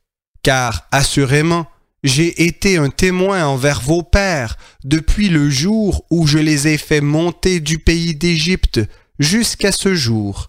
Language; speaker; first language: French; native; French